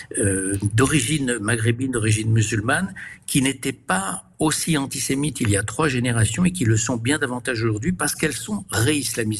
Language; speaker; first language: French; native; French